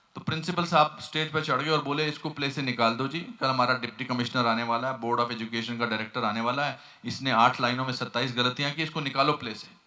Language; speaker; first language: Hindi; native; Hindi